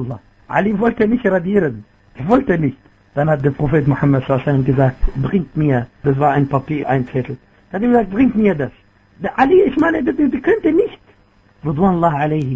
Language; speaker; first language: German; non-native, fluent; Arabic